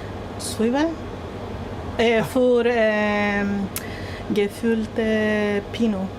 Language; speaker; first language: German; non-native, learner; Spanish